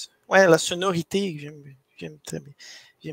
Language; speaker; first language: French; non-native, fluent; Portuguese